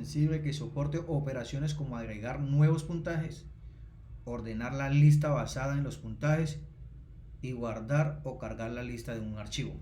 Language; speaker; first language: Spanish; native; Spanish